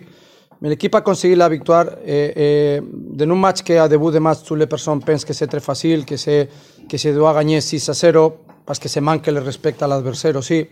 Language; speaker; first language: French; non-native, fluent; Spanish